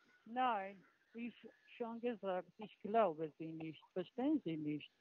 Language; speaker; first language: German; non-native, learner; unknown